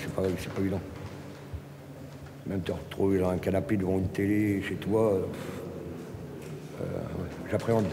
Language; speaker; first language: French; native; French